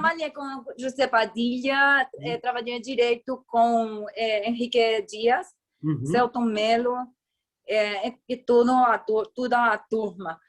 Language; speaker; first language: Portuguese; non-native, learner; Spanish